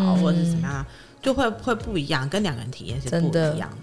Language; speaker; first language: Chinese; native; Chinese